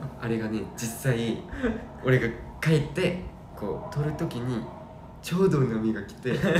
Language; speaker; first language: Japanese; non-native, fluent; Korean